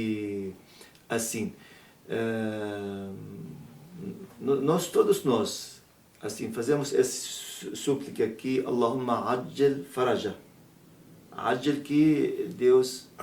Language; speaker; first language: Portuguese; non-native, learner; Arabic